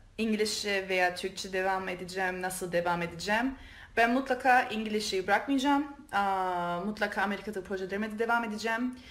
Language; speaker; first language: Turkish; early bilingual, heritage; Turkish